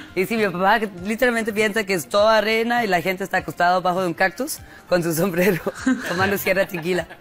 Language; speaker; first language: Spanish; non-native, fluent; German